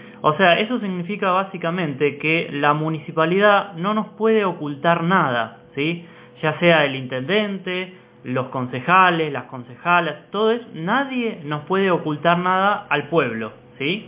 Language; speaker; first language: Spanish; native; Spanish